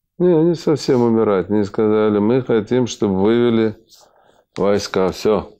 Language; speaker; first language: Russian; native; Russian